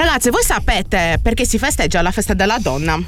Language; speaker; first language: Italian; native; Italian